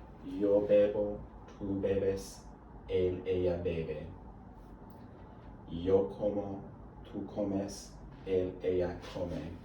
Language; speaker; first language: Spanish; non-native, learner; English